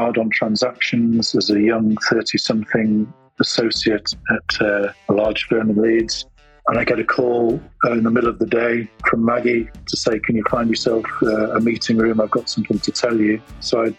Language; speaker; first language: English; native; English